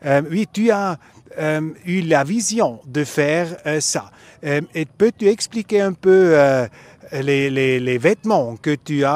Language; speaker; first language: French; non-native, learner; German